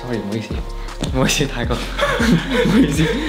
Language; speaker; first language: Chinese; native; Chinese